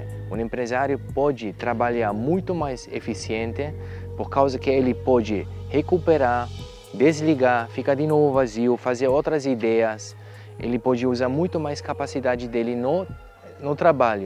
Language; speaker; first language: Portuguese; non-native, fluent; German